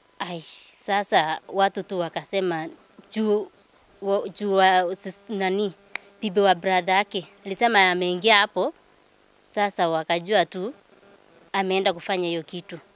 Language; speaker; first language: Swahili; non-native, local second language; Kalenjin